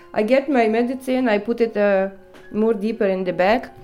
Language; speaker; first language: English; non-native, learner; Ukrainian